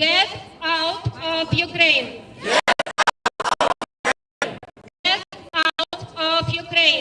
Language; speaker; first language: English; non-native, fluent; Ukrainian